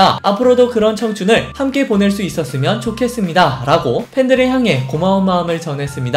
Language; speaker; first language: Korean; native; Korean